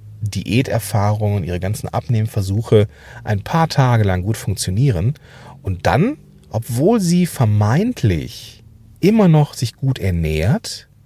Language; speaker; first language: German; native; German